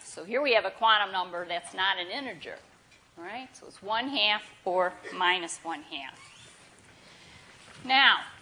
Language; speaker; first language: English; native; English